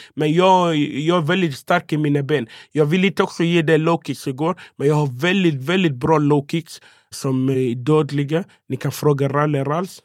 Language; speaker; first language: Swedish; non-native, fluent; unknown